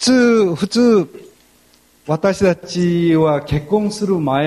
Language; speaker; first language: Japanese; non-native, fluent; Korean